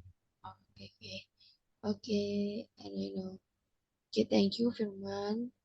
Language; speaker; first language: English; non-native, learner; Indonesian